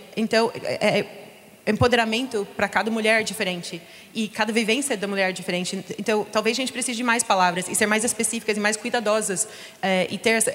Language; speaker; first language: Portuguese; non-native, fluent; English